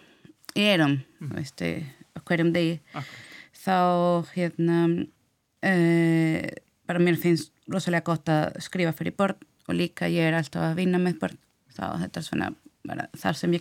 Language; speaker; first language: Icelandic; non-native, learner; Spanish